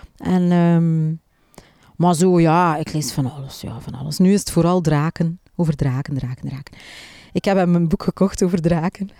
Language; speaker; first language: Dutch; native; Dutch